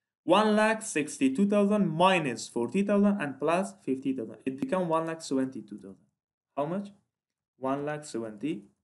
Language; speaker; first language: English; non-native, fluent; Persian